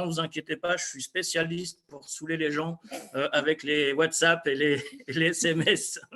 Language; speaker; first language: French; native; French